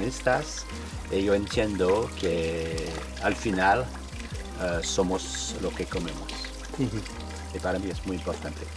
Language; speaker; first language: Spanish; non-native, learner; French